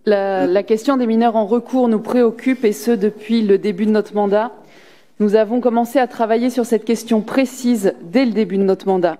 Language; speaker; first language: French; native; French